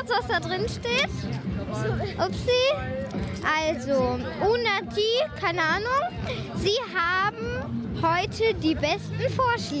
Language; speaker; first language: German; native; German